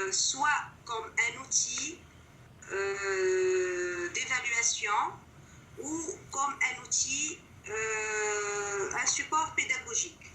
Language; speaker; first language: French; non-native, local second language; Arabic